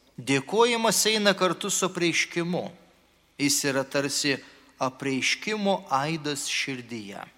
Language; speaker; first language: Lithuanian; native; Lithuanian